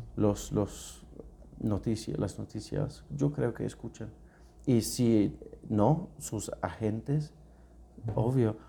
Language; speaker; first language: Spanish; non-native, fluent; English